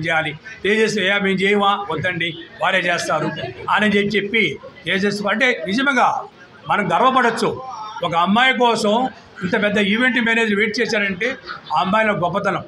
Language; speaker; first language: Telugu; native; Telugu